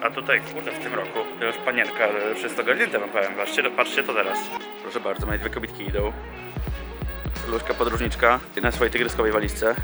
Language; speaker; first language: Polish; native; Polish